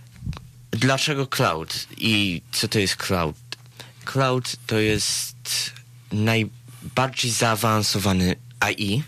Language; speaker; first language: Polish; early bilingual, heritage; Polish